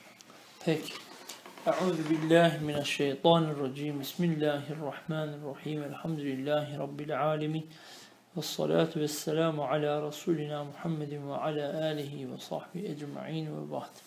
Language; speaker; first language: Arabic; non-native, fluent; Turkish